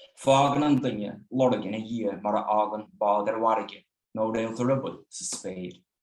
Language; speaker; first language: Irish; non-native, fluent; Dutch